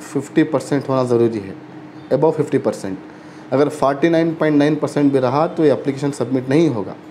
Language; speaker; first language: Hindi; non-native, local second language; Urdu